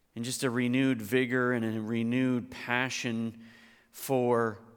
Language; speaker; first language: English; native; English